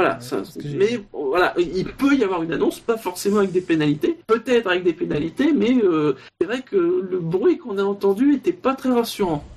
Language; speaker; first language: French; native; French